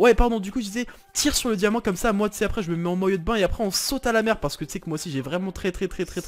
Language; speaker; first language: French; native; French